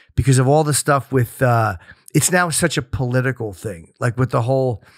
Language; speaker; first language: English; native; English